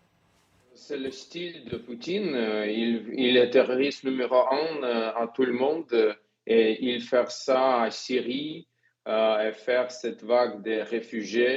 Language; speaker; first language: French; non-native, fluent; Ukrainian